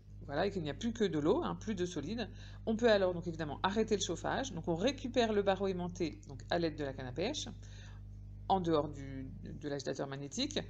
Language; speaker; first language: French; native; French